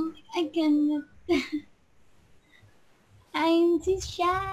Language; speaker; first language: English; non-native, learner; Indonesian